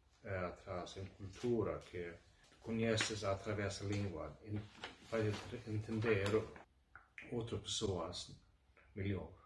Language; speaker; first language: Portuguese; non-native, fluent; Swedish